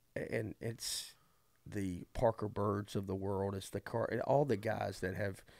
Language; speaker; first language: English; native; English